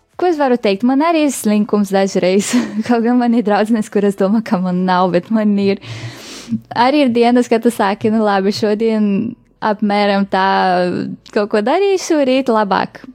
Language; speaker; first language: Latvian; non-native, fluent; Portuguese